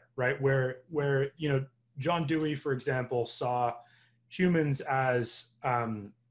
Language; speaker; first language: English; native; English